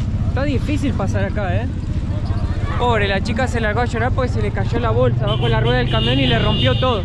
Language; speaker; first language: Spanish; native; Spanish